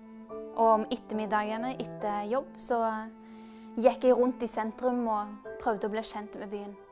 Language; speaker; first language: Norwegian; early bilingual, other home language; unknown